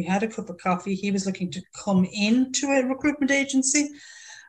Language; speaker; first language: English; native; English